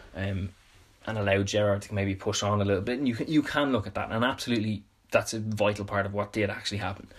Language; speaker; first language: English; native; English